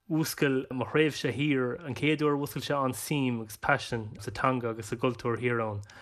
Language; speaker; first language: Irish; non-native, local second language; English